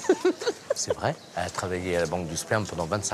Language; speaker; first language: French; native; French